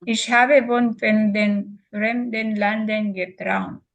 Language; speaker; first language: German; non-native, learner; Filipino